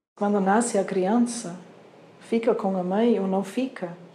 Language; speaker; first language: Portuguese; non-native, fluent; German